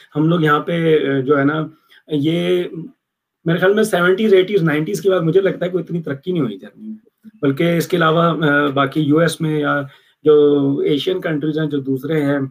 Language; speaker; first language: Urdu; native; Urdu